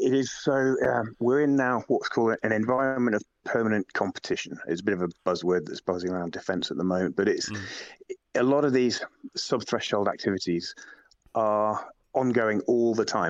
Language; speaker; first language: English; native; English